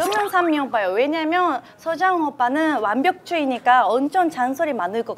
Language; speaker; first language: Korean; non-native, fluent; Japanese